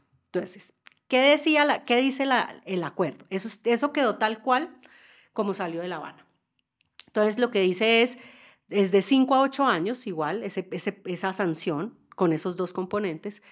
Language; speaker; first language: Spanish; native; Spanish